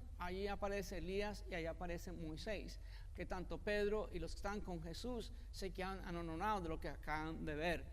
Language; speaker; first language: Spanish; native; Spanish